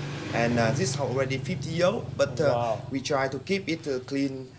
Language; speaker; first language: English; non-native, fluent; Vietnamese